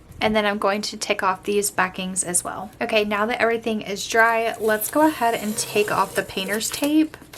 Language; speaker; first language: English; native; English